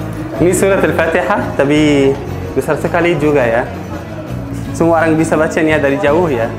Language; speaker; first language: Indonesian; non-native, learner; Arabic